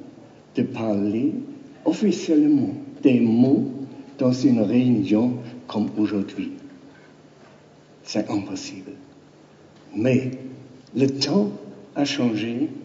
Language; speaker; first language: French; non-native, learner; German